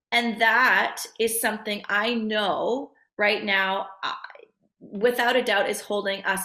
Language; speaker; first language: English; native; English